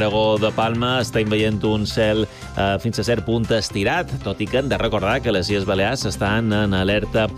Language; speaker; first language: Catalan; native; Catalan